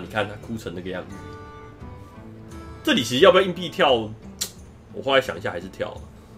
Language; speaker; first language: Chinese; native; Chinese